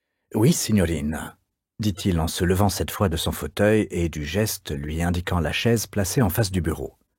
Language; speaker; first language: French; native; French